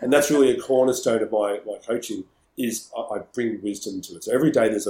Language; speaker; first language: English; native; English